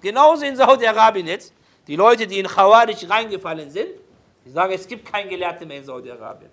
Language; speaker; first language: German; non-native, fluent; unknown